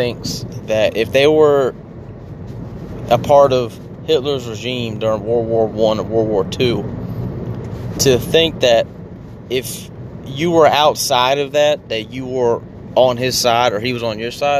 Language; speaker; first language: English; native; English